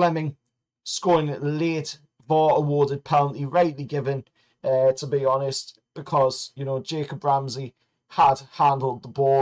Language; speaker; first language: English; native; English